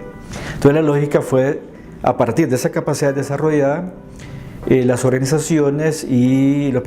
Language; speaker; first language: Spanish; native; Spanish